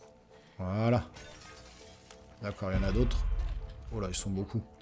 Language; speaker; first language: French; native; French